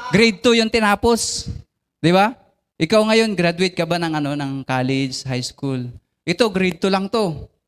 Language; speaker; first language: Filipino; non-native, local second language; Bikol